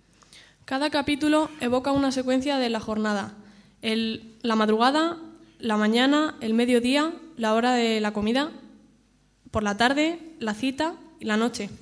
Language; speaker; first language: Spanish; native; Spanish